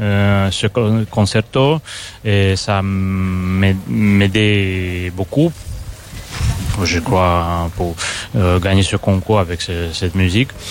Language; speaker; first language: French; non-native, fluent; Russian